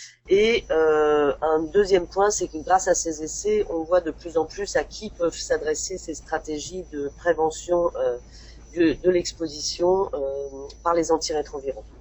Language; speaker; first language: French; native; French